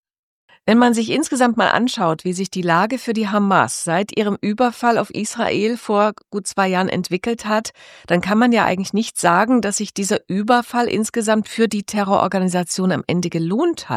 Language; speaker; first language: German; native; German